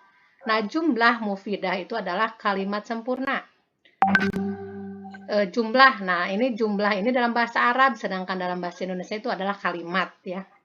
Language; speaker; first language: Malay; non-native, local second language; Sundanese